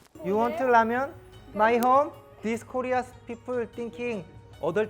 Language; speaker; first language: English; non-native, learner; Korean